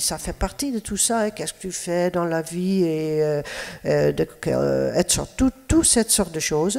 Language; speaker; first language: French; non-native, fluent; Dutch